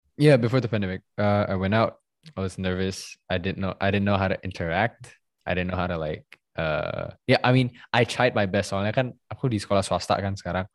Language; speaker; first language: English; non-native, fluent; Indonesian